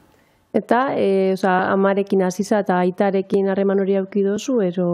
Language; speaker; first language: Basque; native; Basque